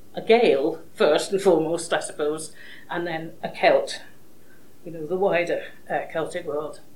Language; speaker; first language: English; native; English